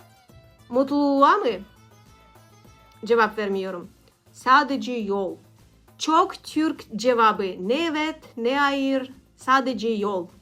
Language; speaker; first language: Turkish; non-native, learner; Russian